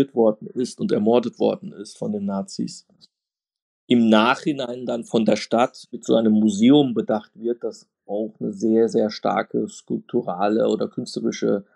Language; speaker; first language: German; native; German